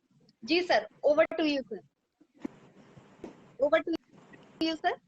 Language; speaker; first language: Hindi; native; Hindi